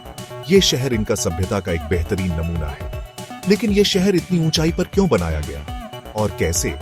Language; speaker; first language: Hindi; native; Hindi